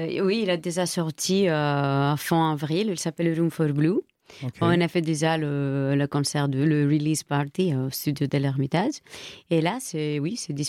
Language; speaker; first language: French; non-native, fluent; Greek